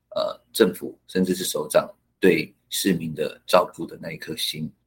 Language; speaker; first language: Chinese; non-native, local second language; Hakka Chinese